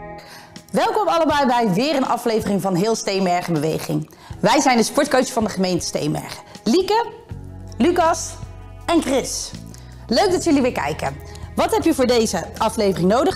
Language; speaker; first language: Dutch; native; Dutch